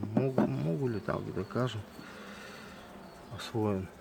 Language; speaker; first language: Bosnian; non-native, learner; Russian